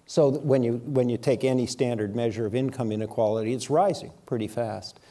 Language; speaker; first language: English; native; English